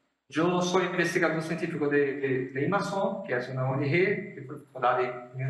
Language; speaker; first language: Spanish; non-native, fluent; Portuguese